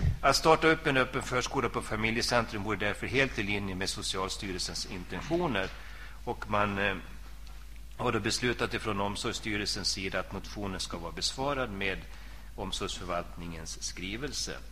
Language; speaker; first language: Swedish; native; Swedish